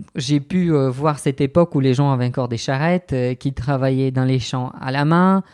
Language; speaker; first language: French; non-native, fluent; Bulgarian